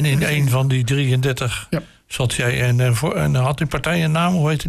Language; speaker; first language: Dutch; native; Dutch